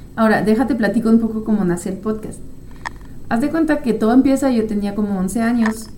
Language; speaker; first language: Spanish; non-native, fluent; French